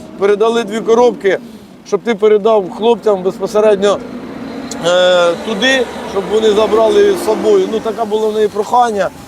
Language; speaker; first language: Ukrainian; native; Ukrainian